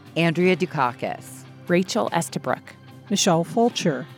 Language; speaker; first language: English; native; English